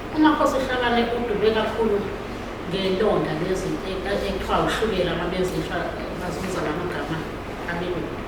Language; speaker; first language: Zulu; non-native, local second language; Xhosa